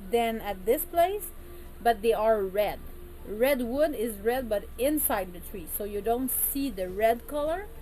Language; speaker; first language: English; non-native, learner; French